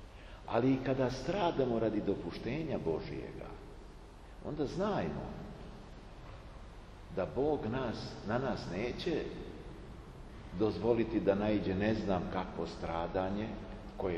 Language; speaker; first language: Serbian; native; Serbian